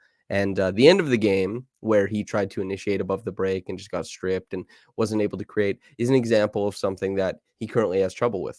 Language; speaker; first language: English; native; English